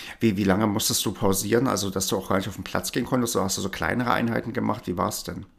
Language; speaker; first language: German; native; German